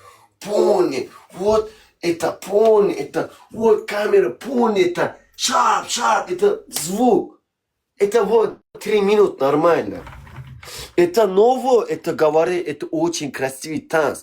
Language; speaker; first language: Russian; non-native, learner; Turkmen